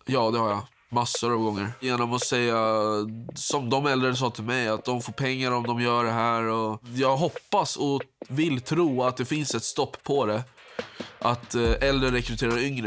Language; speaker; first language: Swedish; native; Swedish